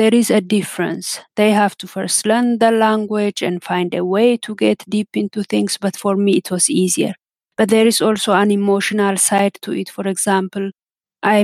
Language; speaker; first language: English; non-native, fluent; Amharic